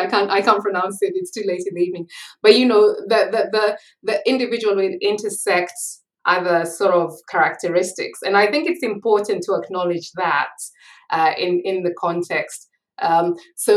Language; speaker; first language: English; native; English